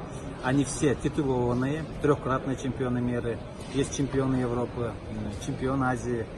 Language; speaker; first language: Russian; non-native, local second language; Kyrgyz